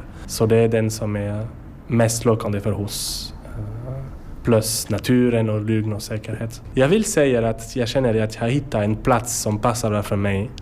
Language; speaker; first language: Swedish; non-native, learner; French